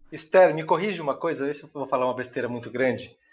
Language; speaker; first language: Portuguese; native; Portuguese